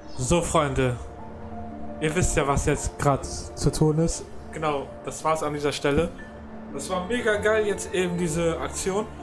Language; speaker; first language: German; early bilingual, other home language; Arabic